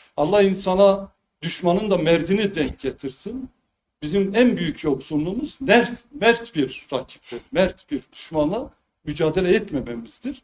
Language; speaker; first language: Turkish; non-native, local second language; Kurdish